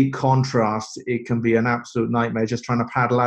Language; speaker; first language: English; native; English